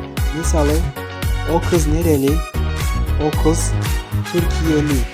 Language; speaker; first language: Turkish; non-native, fluent; Kyrgyz